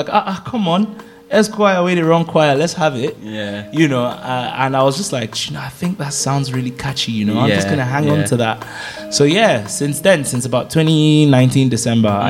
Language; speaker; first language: English; non-native, local second language; Yoruba